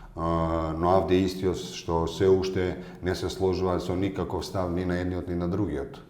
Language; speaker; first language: Macedonian; non-native, local second language; Albanian